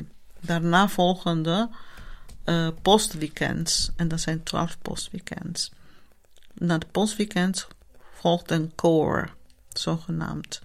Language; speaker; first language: Dutch; non-native, fluent; Italian